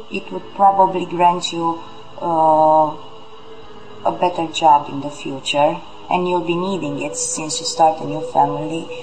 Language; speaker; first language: English; non-native, fluent; Romanian